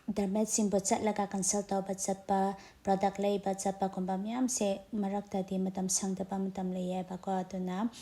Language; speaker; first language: Manipuri; non-native, local second language; Tangkhul Naga (India)